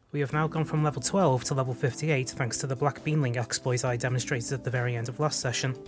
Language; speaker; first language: English; native; English